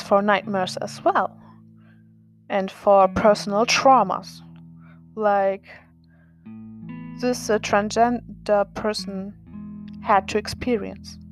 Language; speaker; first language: English; non-native, fluent; German